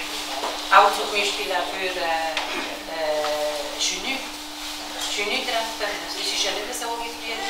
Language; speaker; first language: German; early bilingual, other home language; Tibetan